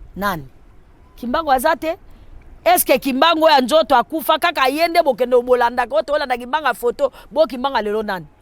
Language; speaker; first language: Lingala; native; Lingala